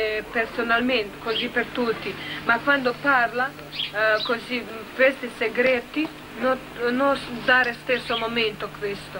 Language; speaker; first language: Italian; non-native, learner; Croatian